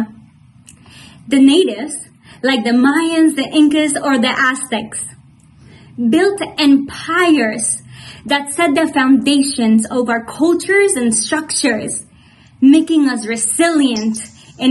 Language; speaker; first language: English; non-native, fluent; Spanish